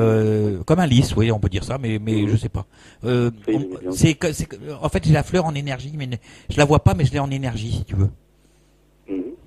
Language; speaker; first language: French; native; French